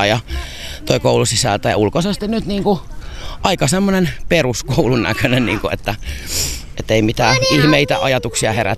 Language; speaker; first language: Finnish; native; Finnish